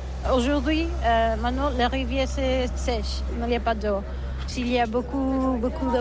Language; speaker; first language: French; non-native, learner; Catalan